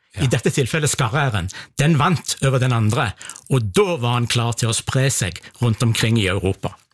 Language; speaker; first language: Norwegian; native; Norwegian